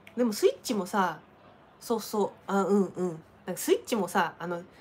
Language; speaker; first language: Japanese; native; Japanese